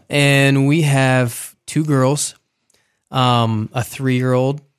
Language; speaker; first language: English; early bilingual, other home language; Spanish